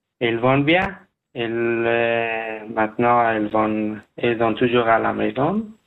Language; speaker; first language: French; non-native, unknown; Persian